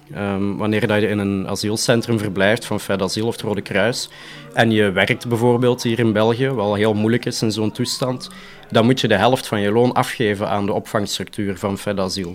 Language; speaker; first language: Dutch; native; Dutch